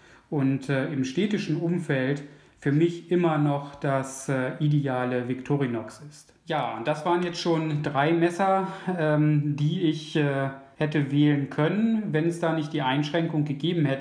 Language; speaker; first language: German; native; German